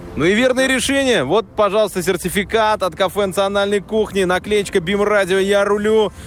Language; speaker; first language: Russian; native; Russian